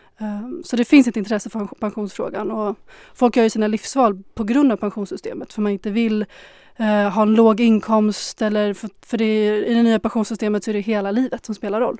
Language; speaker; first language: Swedish; early bilingual, other home language; Arabic